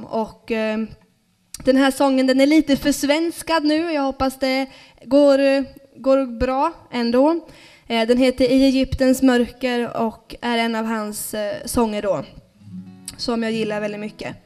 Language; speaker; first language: Swedish; native; Swedish